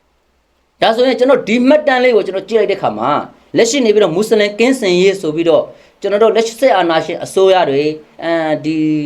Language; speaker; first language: Burmese; native; Burmese